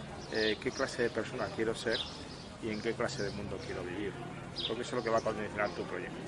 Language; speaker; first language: Spanish; native; Spanish